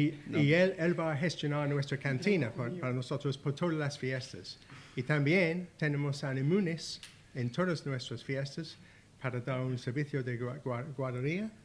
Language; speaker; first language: Spanish; non-native, learner; English